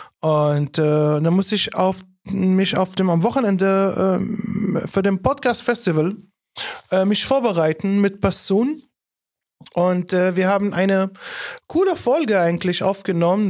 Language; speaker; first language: German; non-native, fluent; Arabic